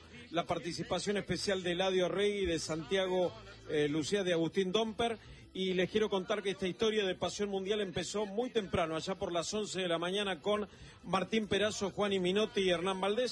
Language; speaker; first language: Spanish; native; Spanish